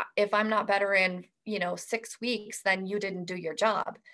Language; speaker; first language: English; native; English